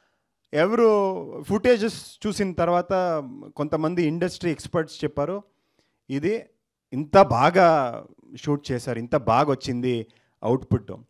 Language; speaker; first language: Telugu; non-native, learner; Kannada